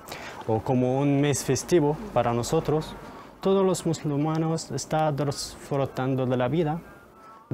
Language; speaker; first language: Spanish; non-native, learner; Arabic